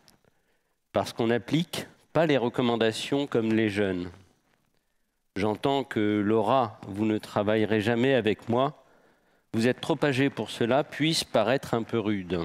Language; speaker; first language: French; native; French